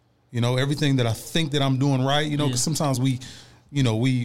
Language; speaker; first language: English; native; English